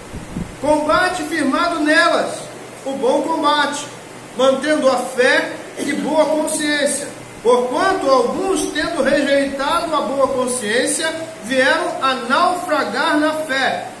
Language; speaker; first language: Portuguese; native; Portuguese